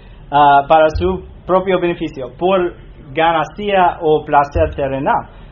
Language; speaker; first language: Spanish; non-native, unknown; English